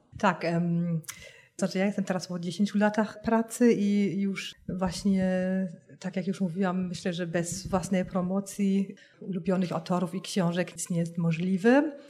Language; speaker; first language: Polish; non-native, fluent; German